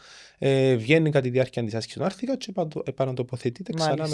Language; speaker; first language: Greek; native; Greek